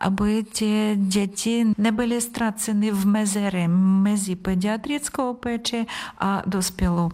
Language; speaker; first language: Czech; non-native, learner; Ukrainian